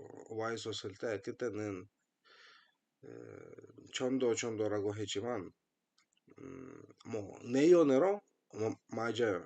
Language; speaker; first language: Korean; non-native, fluent; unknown